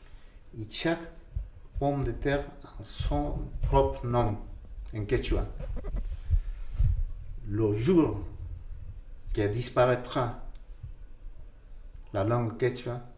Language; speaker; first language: French; non-native, fluent; Quechua